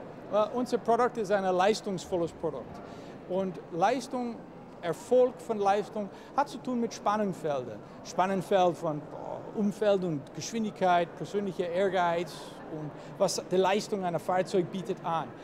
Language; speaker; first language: German; non-native, fluent; English